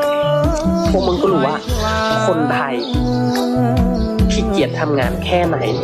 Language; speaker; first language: Thai; non-native, fluent; Khmer